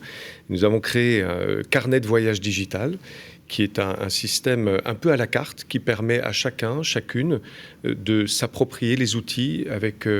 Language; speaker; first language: French; native; French